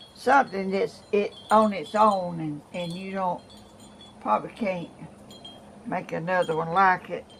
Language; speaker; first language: English; native; English